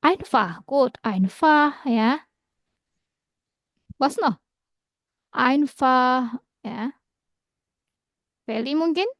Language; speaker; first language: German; non-native, fluent; Indonesian